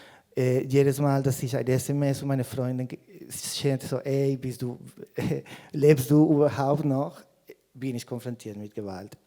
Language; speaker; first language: German; non-native, fluent; Spanish